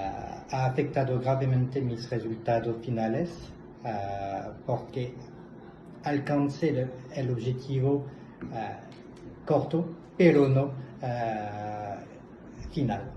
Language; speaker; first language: Spanish; non-native, fluent; French